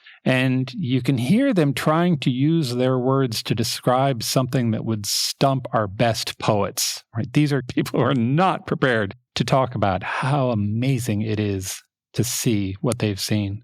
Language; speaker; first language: English; native; English